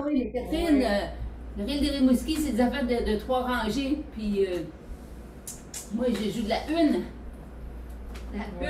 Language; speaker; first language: French; native; French